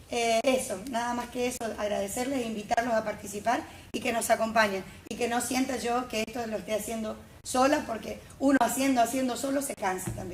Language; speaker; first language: Spanish; native; Spanish